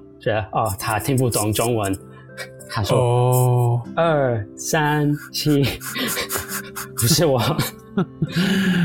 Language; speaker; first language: Chinese; non-native, fluent; English